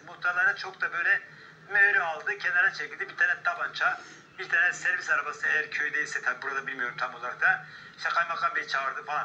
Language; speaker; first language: Turkish; native; Turkish